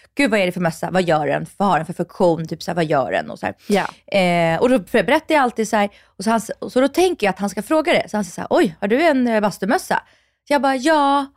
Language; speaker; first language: Swedish; non-native, fluent; Russian